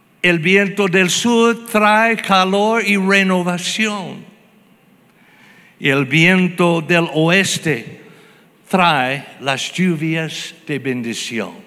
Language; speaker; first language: Spanish; non-native, fluent; English